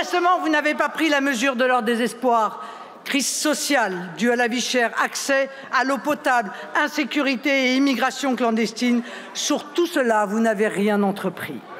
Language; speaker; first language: French; native; French